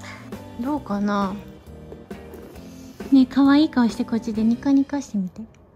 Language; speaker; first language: Japanese; native; Japanese